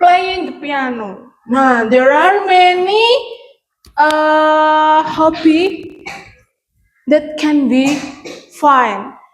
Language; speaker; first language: English; non-native, learner; Indonesian